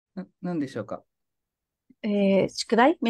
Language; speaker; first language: Japanese; non-native, learner; Spanish